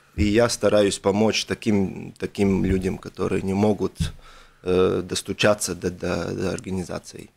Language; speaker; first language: Russian; non-native, local second language; Latvian